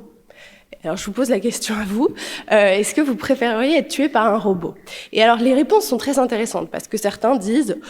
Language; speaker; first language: French; native; French